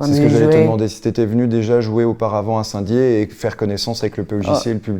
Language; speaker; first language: French; native; French